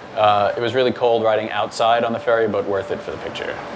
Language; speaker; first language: English; native; English